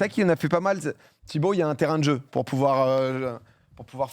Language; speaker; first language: French; native; French